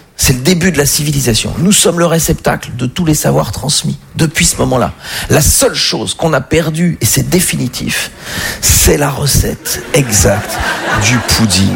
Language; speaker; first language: French; native; French